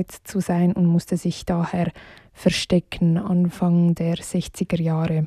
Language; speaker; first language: German; native; German